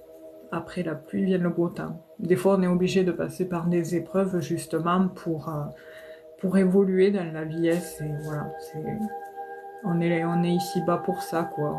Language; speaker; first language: French; native; French